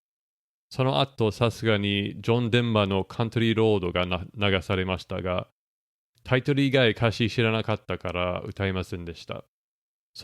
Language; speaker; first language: Japanese; non-native, fluent; English